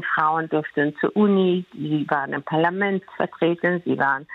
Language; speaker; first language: German; non-native, fluent; Persian